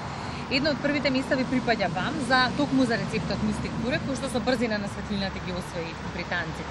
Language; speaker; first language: Macedonian; native; Macedonian